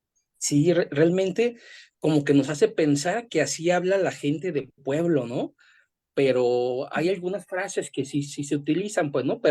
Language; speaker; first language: Spanish; native; Spanish